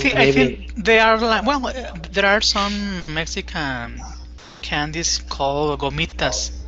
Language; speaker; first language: English; non-native, fluent; Spanish